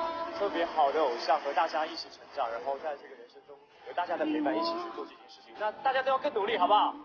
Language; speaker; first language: Chinese; native; Chinese